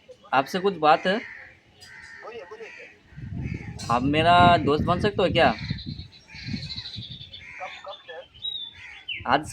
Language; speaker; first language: Hindi; non-native, local second language; Bangla